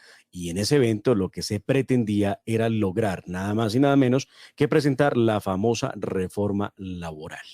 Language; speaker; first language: Spanish; native; Spanish